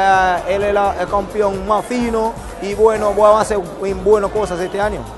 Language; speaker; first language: Spanish; non-native, learner; English